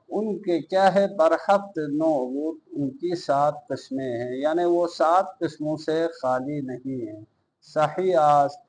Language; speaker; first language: Urdu; non-native, local second language; Balti